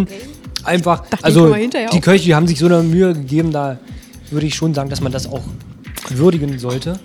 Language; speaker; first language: German; native; German